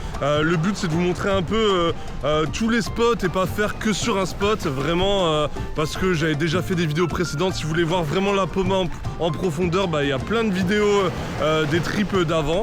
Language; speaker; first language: French; native; French